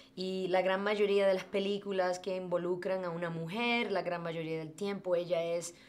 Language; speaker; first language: Spanish; early bilingual, other home language; English